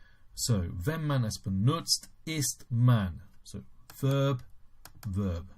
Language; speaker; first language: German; non-native, fluent; English